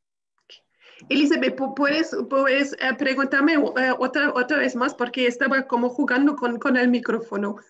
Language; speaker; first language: Spanish; non-native, fluent; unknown